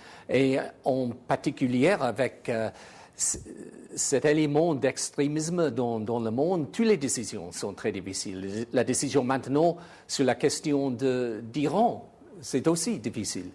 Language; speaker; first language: French; non-native, fluent; English